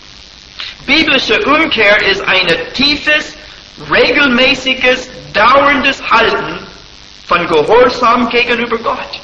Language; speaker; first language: German; non-native, fluent; English